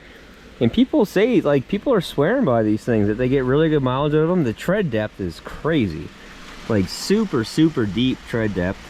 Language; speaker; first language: English; native; English